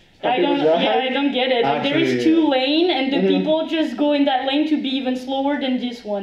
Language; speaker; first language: English; non-native, fluent; French